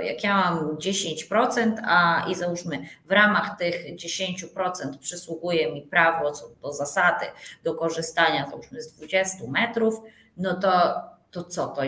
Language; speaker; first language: Polish; native; Polish